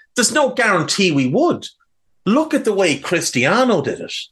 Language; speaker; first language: English; native; English